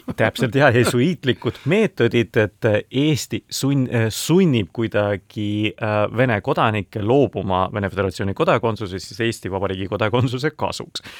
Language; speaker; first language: Estonian; non-native, local second language; Russian